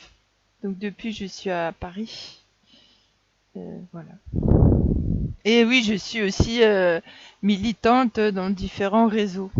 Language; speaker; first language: French; native; French